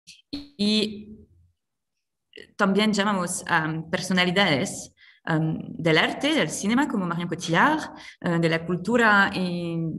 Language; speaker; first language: Spanish; non-native, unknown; French